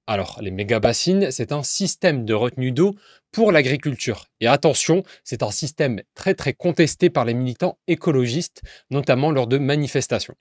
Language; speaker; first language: French; native; French